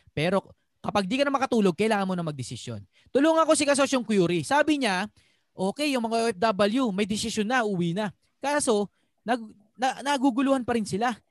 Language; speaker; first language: Filipino; native; Filipino